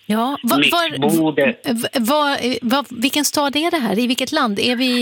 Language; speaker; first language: Swedish; native; Swedish